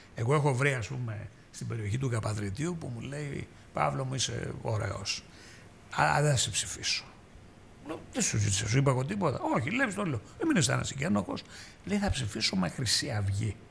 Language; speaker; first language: Greek; native; Greek